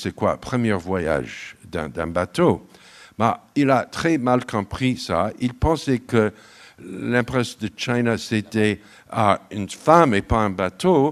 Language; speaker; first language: French; non-native, fluent; English